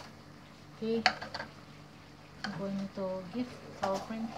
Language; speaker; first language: English; non-native, learner; Indonesian